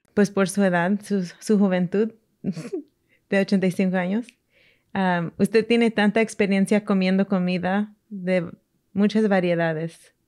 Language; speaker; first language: Spanish; early bilingual, heritage; English